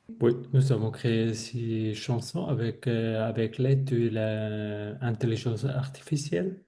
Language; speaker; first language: French; non-native, local second language; Swiss German